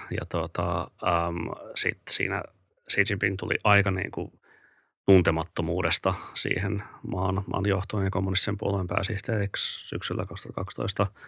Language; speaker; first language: Finnish; native; Finnish